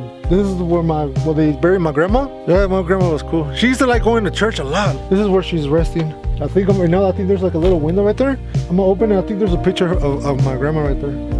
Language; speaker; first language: English; early bilingual, other home language; Spanish